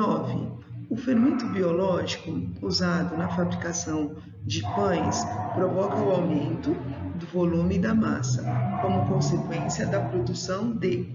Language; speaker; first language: Portuguese; native; Portuguese